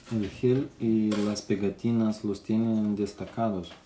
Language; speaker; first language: Spanish; non-native, fluent; Romanian